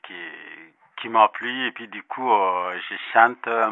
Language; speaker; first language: French; non-native, local second language; Bambara